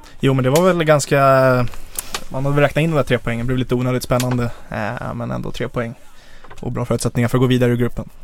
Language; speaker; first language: Swedish; native; Swedish